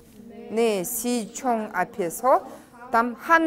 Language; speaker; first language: Korean; non-native, fluent; Russian